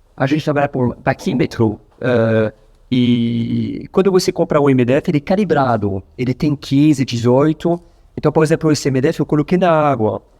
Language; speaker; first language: Portuguese; non-native, fluent; French